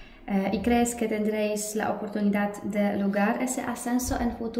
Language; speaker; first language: Spanish; non-native, fluent; Polish